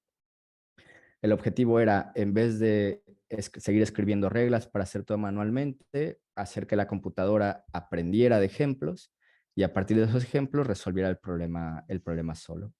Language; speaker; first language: Spanish; native; Spanish